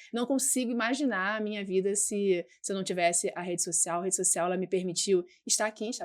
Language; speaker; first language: Portuguese; native; Portuguese